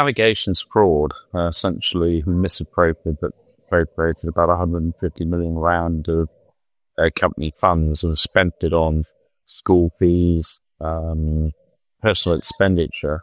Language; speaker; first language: English; native; English